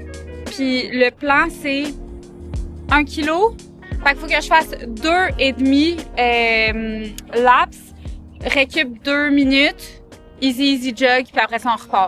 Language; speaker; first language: French; native; French